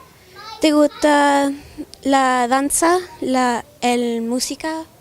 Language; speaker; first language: Spanish; non-native, learner; English